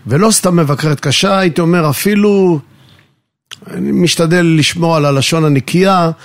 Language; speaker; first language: Hebrew; native; Hebrew